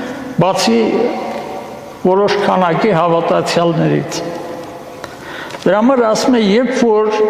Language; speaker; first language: Armenian; native; Armenian